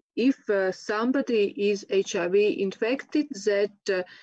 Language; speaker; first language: English; non-native, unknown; Latvian